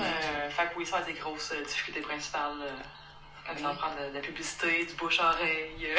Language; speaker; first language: French; native; French